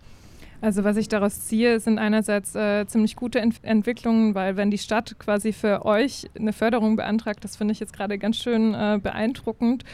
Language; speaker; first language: German; native; German